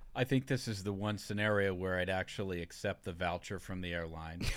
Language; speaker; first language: English; native; English